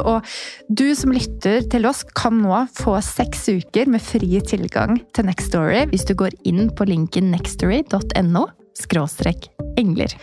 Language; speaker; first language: Norwegian; native; Norwegian